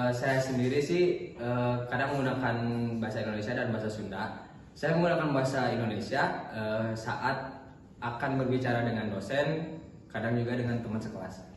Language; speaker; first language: Indonesian; non-native, local second language; Sundanese